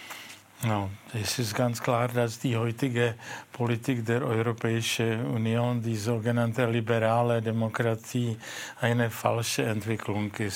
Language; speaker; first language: German; non-native, fluent; Czech